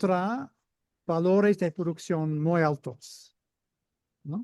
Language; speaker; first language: Spanish; non-native, fluent; English